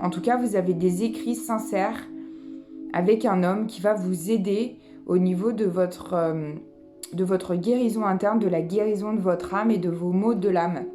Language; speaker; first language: French; native; French